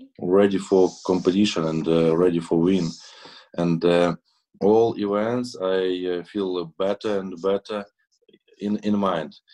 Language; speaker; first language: English; non-native, learner; Russian